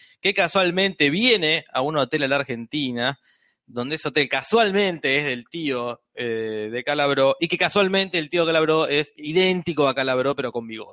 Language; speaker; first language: Spanish; native; Spanish